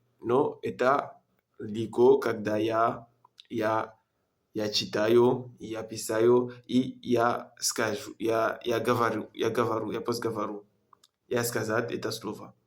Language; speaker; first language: Russian; non-native, learner; French